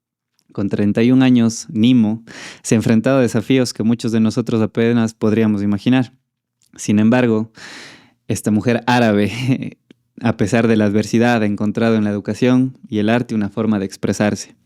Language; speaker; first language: Spanish; native; Spanish